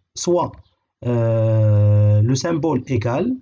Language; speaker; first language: French; non-native, local second language; Arabic